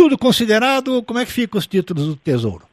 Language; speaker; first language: Portuguese; native; Portuguese